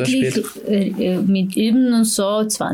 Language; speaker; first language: German; non-native, learner; Slovenian